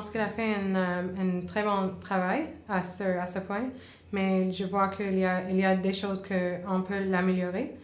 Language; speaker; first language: French; non-native, local second language; English